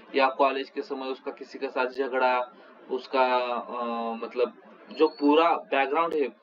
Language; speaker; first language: Hindi; non-native, local second language; Marathi